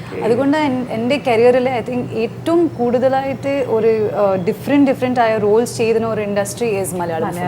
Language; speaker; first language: Malayalam; non-native, learner; Kannada